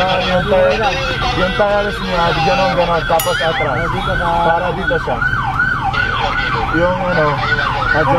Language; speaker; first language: Filipino; non-native, learner; Arabic